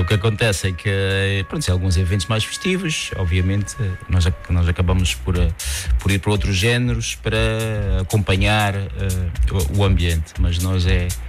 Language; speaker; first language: Portuguese; non-native, local second language; Kabuverdianu